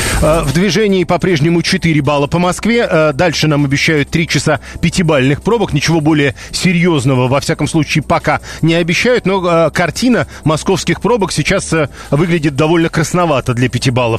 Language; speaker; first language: Russian; native; Russian